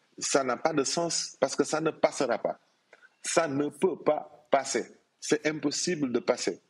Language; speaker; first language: French; non-native, local second language; Wolof